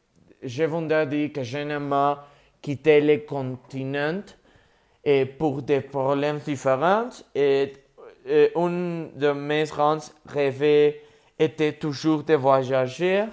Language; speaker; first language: French; non-native, learner; Spanish